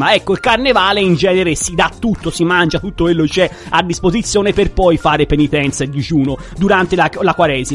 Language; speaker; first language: Italian; native; Italian